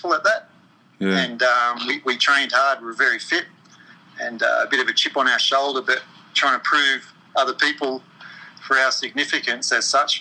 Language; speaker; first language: English; native; English